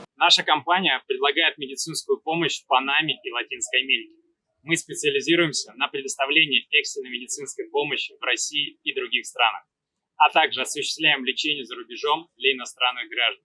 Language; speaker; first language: Russian; native; Russian